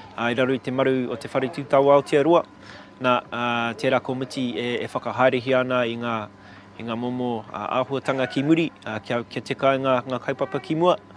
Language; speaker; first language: Māori; non-native, local second language; English